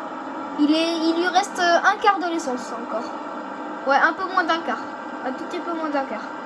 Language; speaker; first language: French; native; French